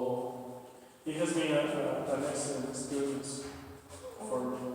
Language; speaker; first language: English; non-native, learner; Spanish